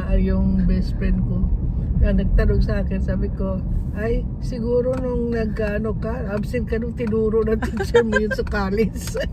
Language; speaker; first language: Filipino; native; Filipino